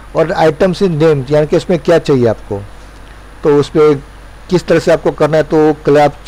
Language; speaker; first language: Hindi; non-native, local second language; Gujarati